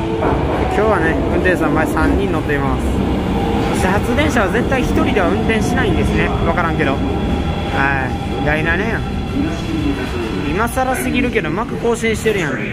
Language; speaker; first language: Japanese; native; Japanese